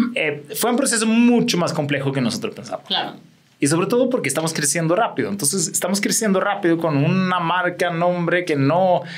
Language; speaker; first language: Spanish; non-native, fluent; Swedish